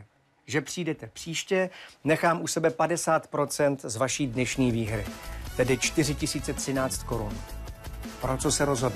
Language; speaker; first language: Czech; native; Czech